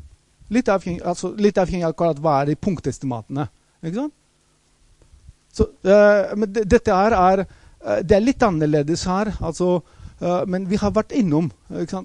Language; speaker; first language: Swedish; non-native, fluent; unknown